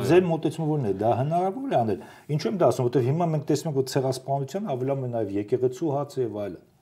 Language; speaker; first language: Armenian; native; Armenian